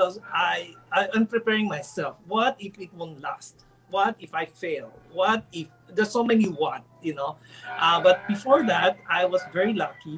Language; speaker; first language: English; non-native, local second language; Filipino